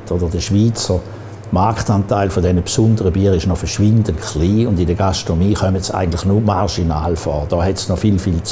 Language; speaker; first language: German; native; German